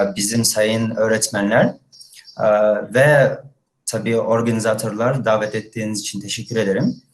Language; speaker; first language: Turkish; non-native, fluent; Russian